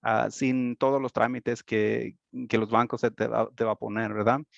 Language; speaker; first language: Spanish; early bilingual, heritage; Spanish